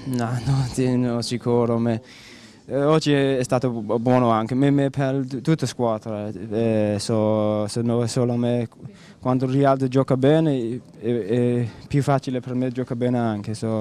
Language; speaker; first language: Italian; non-native, learner; Danish